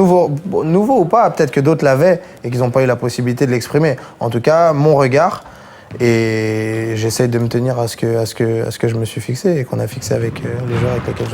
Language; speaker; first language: French; native; French